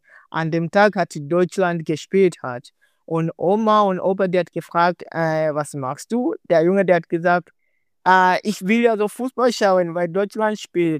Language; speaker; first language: German; non-native, learner; Swahili